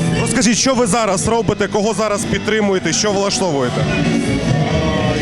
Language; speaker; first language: Ukrainian; native; Ukrainian